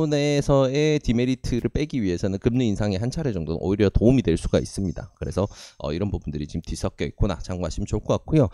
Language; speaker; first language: Korean; native; Korean